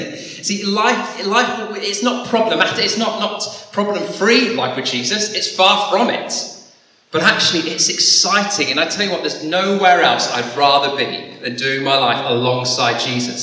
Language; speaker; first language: English; native; English